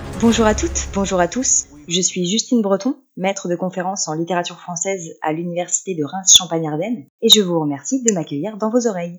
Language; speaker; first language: French; native; French